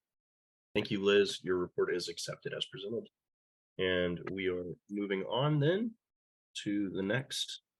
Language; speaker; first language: English; native; English